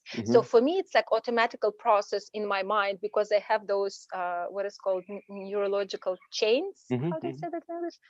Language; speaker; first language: English; non-native, fluent; Ukrainian